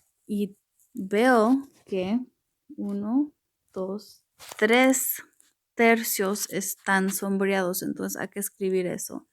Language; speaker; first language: Spanish; early bilingual, heritage; Spanish